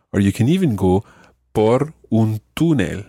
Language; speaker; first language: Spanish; non-native, fluent; English